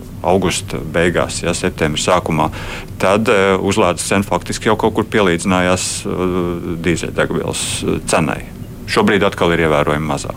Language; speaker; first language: Latvian; native; Latvian